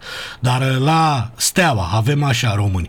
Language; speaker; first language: Romanian; native; Romanian